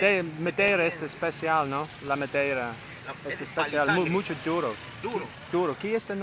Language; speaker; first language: Spanish; non-native, learner; English